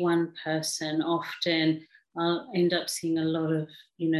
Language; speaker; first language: English; early bilingual, other home language; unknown